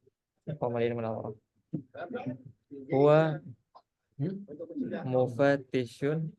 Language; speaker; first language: Arabic; non-native, learner; Indonesian